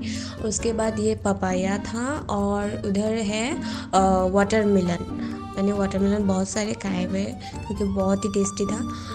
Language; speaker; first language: Hindi; non-native, local second language; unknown